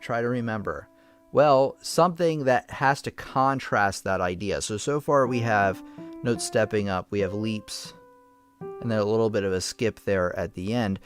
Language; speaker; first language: English; native; English